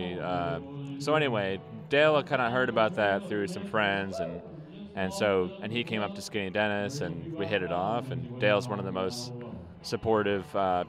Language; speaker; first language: English; native; English